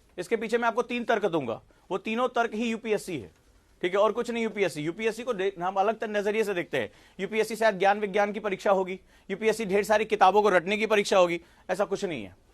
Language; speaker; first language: Hindi; native; Hindi